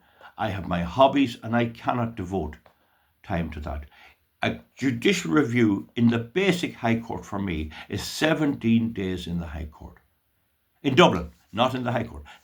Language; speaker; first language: English; native; English